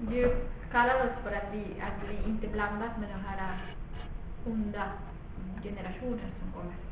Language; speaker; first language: Swedish; non-native, fluent; Spanish